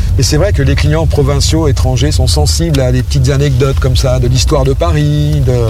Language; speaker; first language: French; native; French